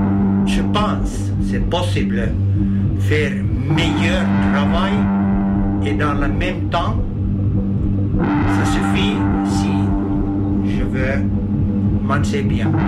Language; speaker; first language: French; non-native, learner; Finnish